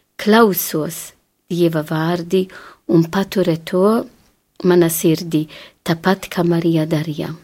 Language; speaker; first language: Latvian; non-native, fluent; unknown